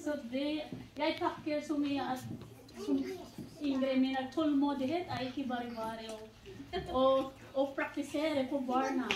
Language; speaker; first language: Norwegian; non-native, fluent; Indonesian